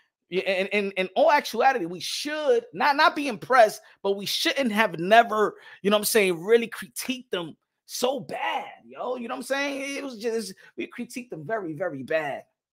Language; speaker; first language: English; early bilingual, other home language; Spanish